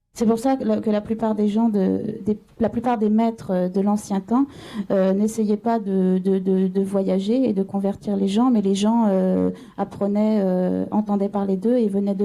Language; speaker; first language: French; native; French